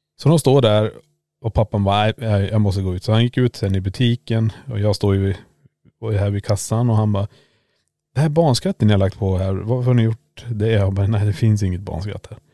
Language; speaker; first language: Swedish; native; Swedish